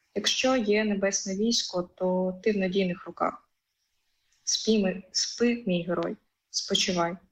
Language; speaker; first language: Ukrainian; native; Ukrainian